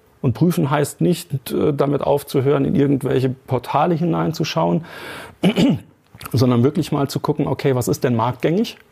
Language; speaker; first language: German; native; German